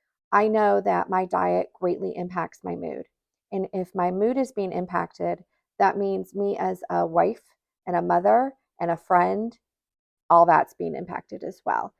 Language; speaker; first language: English; native; English